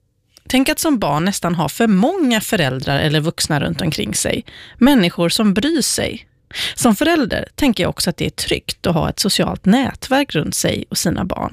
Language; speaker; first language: Swedish; native; Swedish